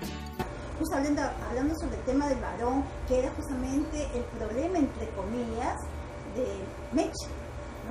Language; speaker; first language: Spanish; native; Spanish